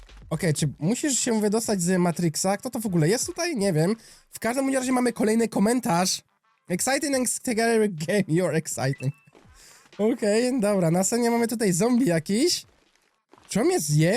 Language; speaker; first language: Polish; native; Polish